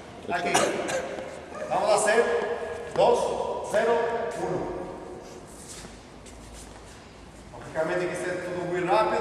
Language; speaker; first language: Spanish; non-native, learner; Portuguese